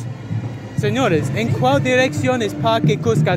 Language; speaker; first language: Spanish; non-native, learner; English